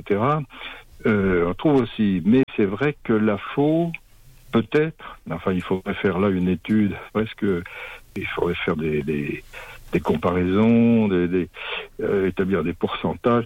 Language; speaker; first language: French; native; French